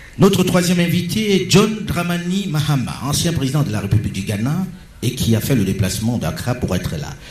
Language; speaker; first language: French; native; French